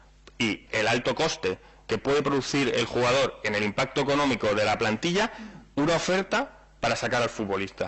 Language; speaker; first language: Spanish; native; Spanish